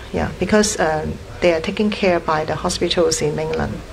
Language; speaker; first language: English; non-native, local second language; Cantonese